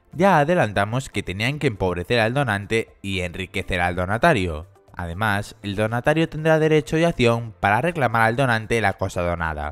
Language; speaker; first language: Spanish; native; Spanish